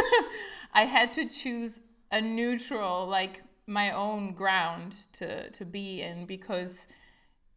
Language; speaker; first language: English; non-native, fluent; German